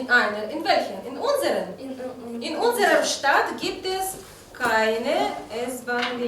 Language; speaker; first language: German; non-native, fluent; Russian